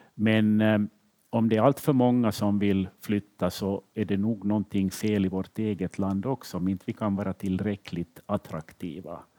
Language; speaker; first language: Swedish; native; Swedish